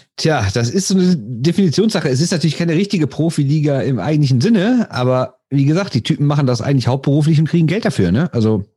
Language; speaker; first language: German; native; German